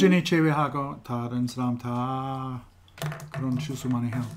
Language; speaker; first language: Korean; non-native, fluent; English